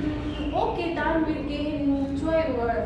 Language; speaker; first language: German; non-native, learner; Nepali